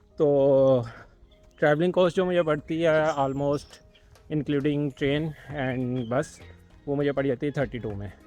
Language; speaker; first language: Urdu; non-native, local second language; Punjabi